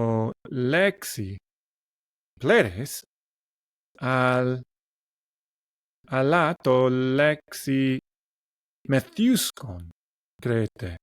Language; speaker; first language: Greek; non-native, learner; English